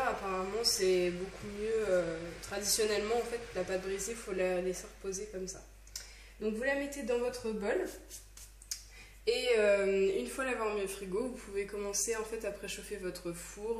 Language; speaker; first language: French; native; French